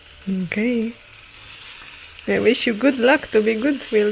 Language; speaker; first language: English; non-native, learner; Romanian